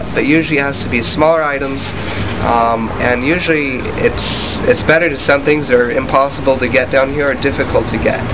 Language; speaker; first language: English; native; English